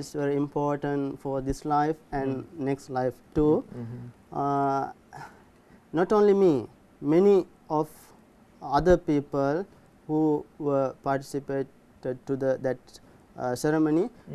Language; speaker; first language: English; non-native, learner; Sinhala